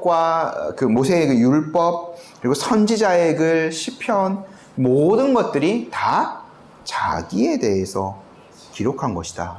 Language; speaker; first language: Korean; native; Korean